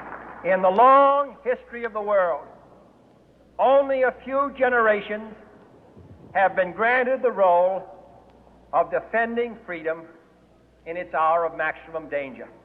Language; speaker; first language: English; native; English